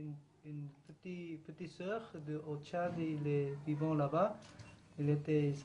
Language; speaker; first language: French; non-native, learner; Korean